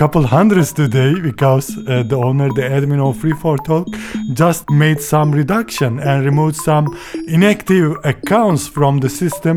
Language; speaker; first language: English; non-native, fluent; Turkish